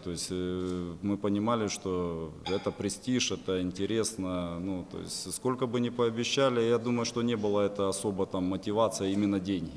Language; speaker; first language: Russian; native; Russian